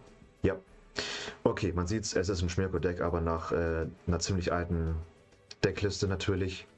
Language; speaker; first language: German; native; German